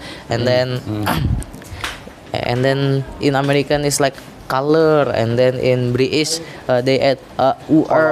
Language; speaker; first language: English; non-native, learner; Indonesian